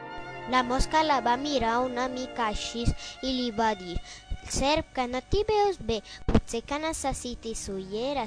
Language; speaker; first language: Catalan; non-native, learner; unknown